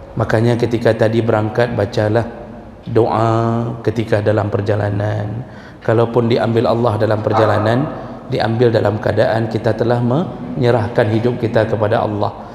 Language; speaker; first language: Malay; non-native, local second language; Achinese